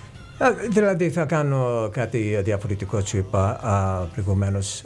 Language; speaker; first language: Greek; early bilingual, heritage; English